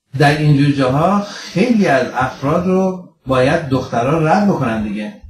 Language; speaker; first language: Persian; early bilingual, heritage; Persian